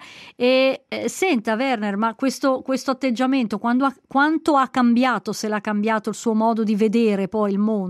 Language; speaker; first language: Italian; native; Italian